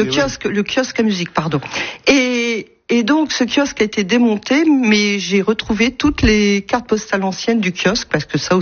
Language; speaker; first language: French; native; French